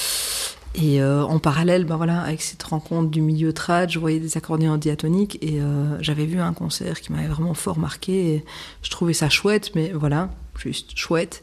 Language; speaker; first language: French; native; French